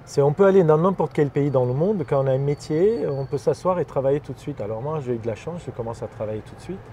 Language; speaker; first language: French; non-native, fluent; Armenian